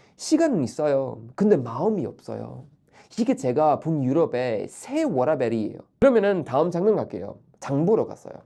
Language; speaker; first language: Korean; non-native, fluent; Swedish